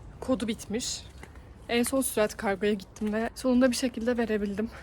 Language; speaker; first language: Turkish; native; Turkish